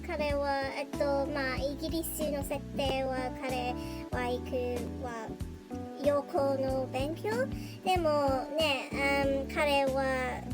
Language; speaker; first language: Japanese; non-native, learner; English